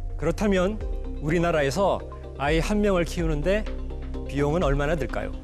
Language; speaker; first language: Korean; native; Korean